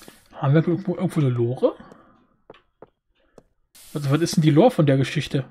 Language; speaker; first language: German; native; German